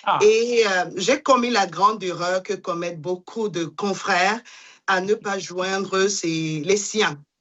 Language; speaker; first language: French; non-native, local second language; Duala